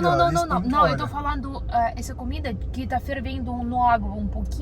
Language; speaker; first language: Portuguese; non-native, learner; Russian